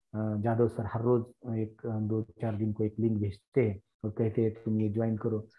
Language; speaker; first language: Hindi; non-native, local second language; Marathi